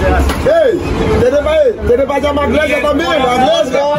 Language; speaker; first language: Spanish; non-native, learner; Haitian Creole